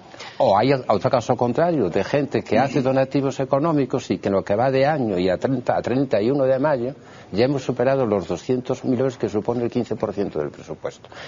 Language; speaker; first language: Spanish; native; Spanish